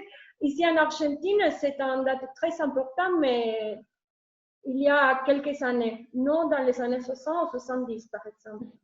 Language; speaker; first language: French; non-native, learner; Spanish